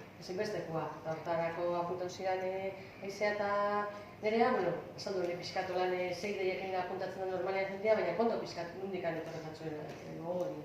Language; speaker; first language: Basque; native; Basque